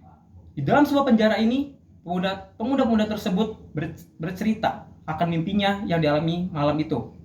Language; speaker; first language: Indonesian; native; Indonesian